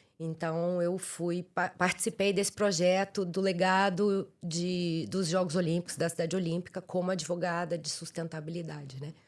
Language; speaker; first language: Portuguese; native; Portuguese